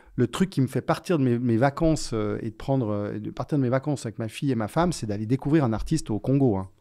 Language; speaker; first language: French; native; French